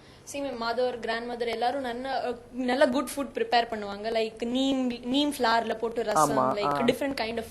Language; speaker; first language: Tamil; early bilingual, heritage; Tamil